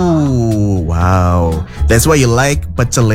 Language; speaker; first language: English; non-native, fluent; Indonesian